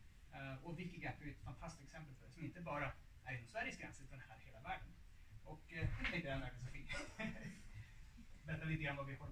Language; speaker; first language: Swedish; native; Swedish